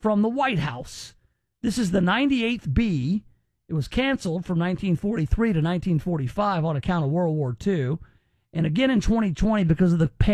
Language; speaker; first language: English; native; English